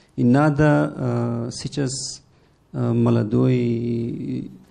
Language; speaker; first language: Russian; non-native, learner; Persian